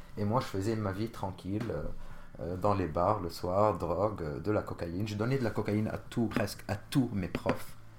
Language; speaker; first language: French; non-native, local second language; Arabic